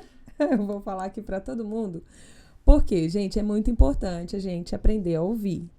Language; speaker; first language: Portuguese; native; Portuguese